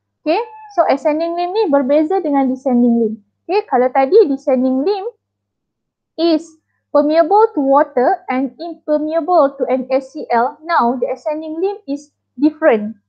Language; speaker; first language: English; non-native, local second language; Malay